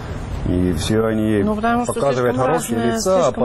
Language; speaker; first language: Russian; non-native, fluent; Estonian